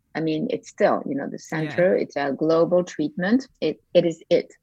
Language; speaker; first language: English; non-native, fluent; French